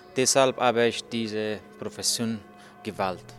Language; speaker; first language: German; non-native, learner; Persian